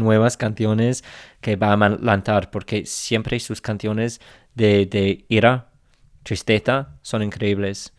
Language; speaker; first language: Spanish; non-native, fluent; English